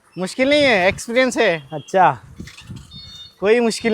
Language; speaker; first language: Hindi; non-native, local second language; Bangla